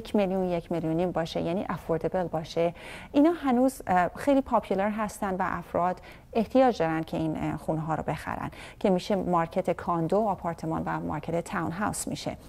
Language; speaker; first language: Persian; native; Persian